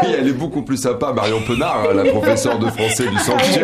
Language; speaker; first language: French; native; French